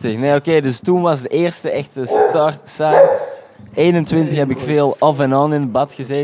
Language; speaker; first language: Dutch; native; Dutch